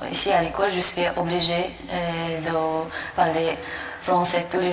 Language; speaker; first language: French; non-native, learner; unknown